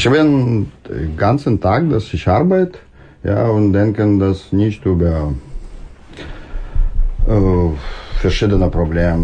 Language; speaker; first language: German; non-native, learner; Russian